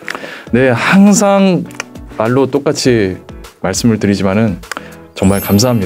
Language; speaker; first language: Korean; native; Korean